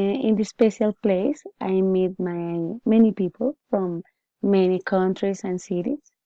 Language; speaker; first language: English; non-native, learner; Spanish